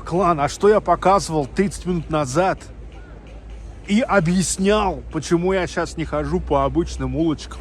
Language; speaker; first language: Russian; native; Russian